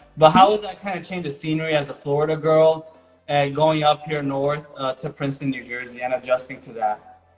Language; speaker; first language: English; non-native, fluent; Portuguese